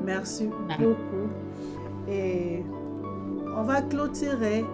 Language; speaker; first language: French; non-native, local second language; Lingala